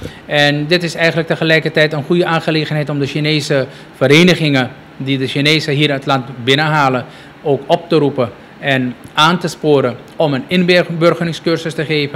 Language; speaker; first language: Dutch; native; Dutch